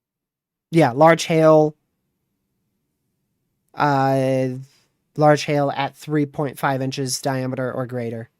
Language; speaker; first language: English; native; English